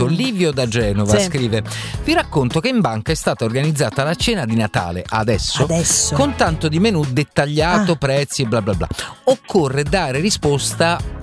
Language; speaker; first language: Italian; native; Italian